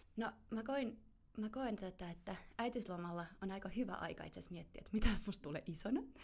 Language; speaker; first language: Finnish; non-native, fluent; German